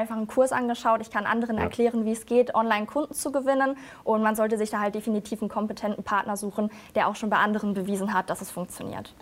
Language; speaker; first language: German; native; German